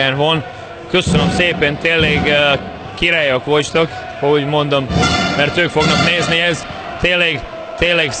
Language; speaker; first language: Hungarian; non-native, fluent; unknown